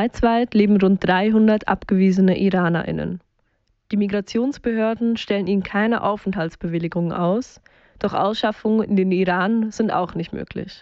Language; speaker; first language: German; native; German